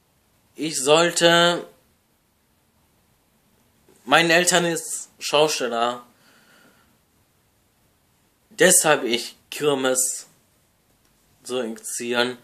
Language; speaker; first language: German; non-native, learner; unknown